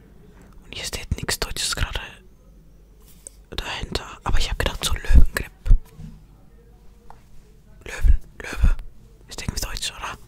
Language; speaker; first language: German; non-native, fluent; Estonian